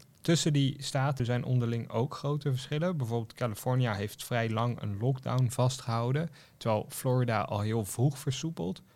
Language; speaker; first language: Dutch; native; Dutch